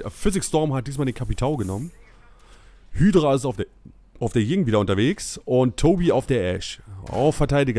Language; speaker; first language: German; native; German